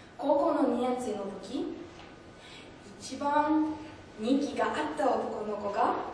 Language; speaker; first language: Japanese; non-native, learner; English